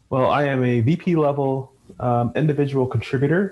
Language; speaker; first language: English; native; English